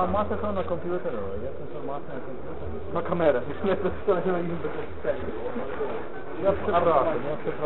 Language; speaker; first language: Polish; non-native, learner; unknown